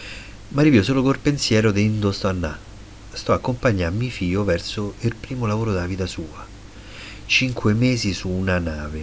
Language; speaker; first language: Italian; native; Italian